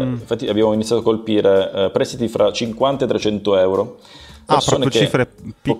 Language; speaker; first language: Italian; native; Italian